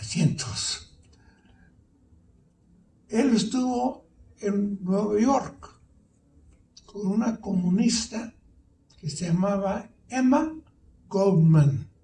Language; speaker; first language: Spanish; early bilingual, heritage; Spanish